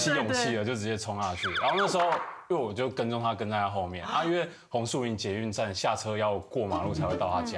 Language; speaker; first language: Chinese; native; Chinese